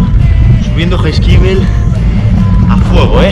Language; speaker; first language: Spanish; native; Spanish